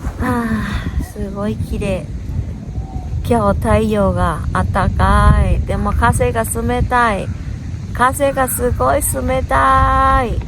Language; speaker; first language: Japanese; non-native, learner; Thai